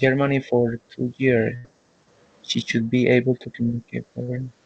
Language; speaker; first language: English; non-native, learner; Spanish